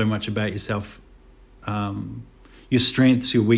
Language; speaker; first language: English; native; English